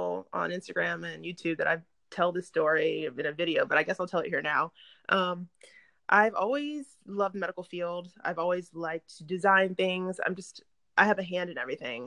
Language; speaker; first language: English; native; English